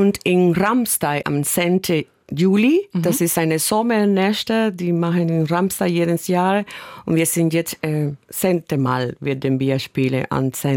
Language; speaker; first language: German; non-native, fluent; Spanish